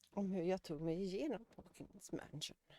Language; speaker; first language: Swedish; native; Swedish